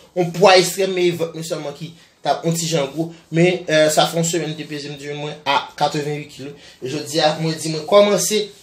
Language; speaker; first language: French; non-native, learner; Portuguese